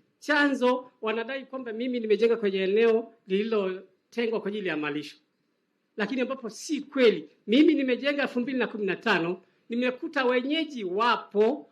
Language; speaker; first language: Swahili; native; Swahili